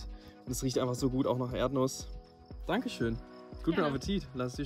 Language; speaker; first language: German; native; German